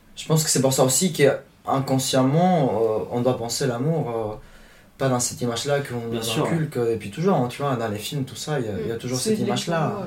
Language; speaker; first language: French; non-native, fluent; Spanish